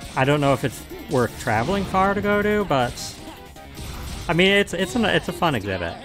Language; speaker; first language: English; native; English